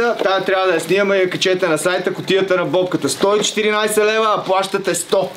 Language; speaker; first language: Bulgarian; native; Bulgarian